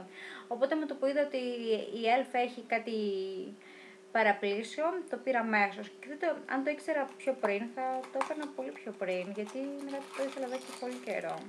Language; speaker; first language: Greek; native; Greek